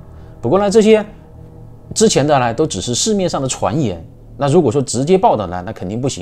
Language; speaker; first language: Chinese; native; Chinese